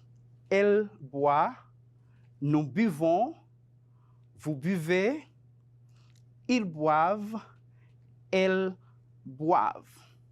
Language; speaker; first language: French; non-native, fluent; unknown